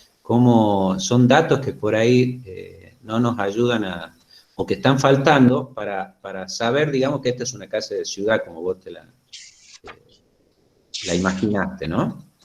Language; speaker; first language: Spanish; native; Spanish